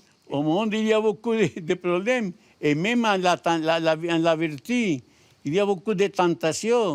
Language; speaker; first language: French; non-native, learner; Spanish